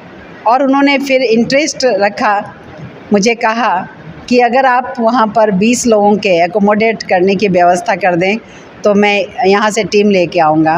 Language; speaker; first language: Hindi; native; Hindi